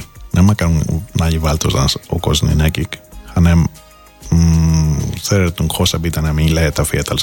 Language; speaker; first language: Hungarian; non-native, fluent; Greek